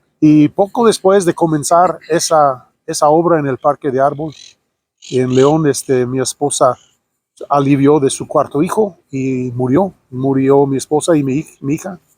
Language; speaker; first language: Spanish; non-native, fluent; English